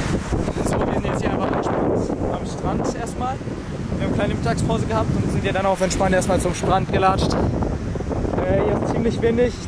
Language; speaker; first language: German; native; German